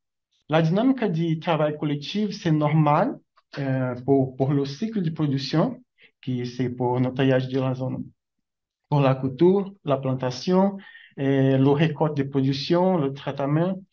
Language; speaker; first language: French; non-native, learner; Portuguese